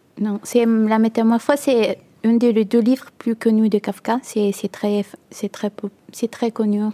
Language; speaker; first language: French; non-native, learner; Italian